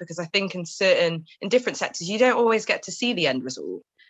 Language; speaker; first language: English; native; English